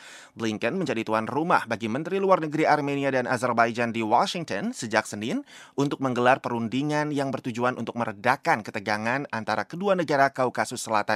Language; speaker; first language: Indonesian; native; Indonesian